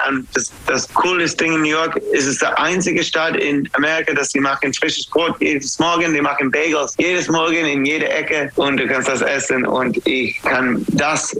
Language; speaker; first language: German; non-native, learner; English